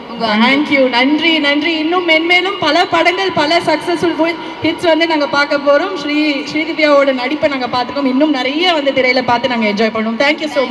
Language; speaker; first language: Tamil; native; Tamil